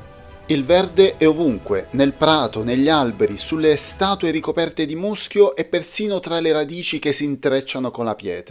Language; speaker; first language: Italian; native; Italian